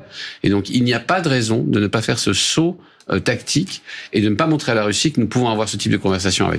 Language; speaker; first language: French; native; French